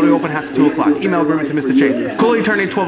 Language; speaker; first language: English; native; English